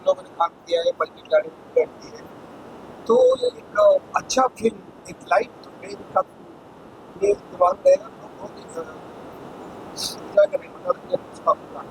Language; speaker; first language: Hindi; non-native, local second language; Marathi